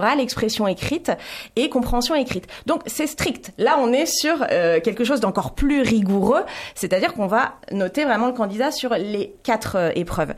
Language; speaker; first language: French; native; French